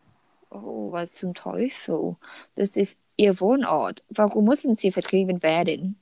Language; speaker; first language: German; non-native, learner; Thai